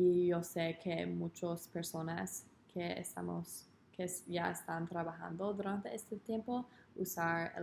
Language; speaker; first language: Spanish; non-native, learner; English